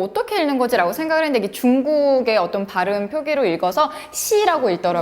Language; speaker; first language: Korean; native; Korean